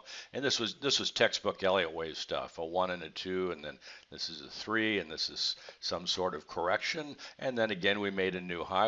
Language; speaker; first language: English; native; English